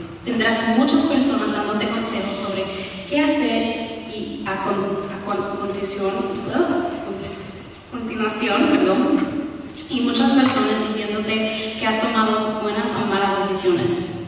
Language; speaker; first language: Spanish; early bilingual, other home language; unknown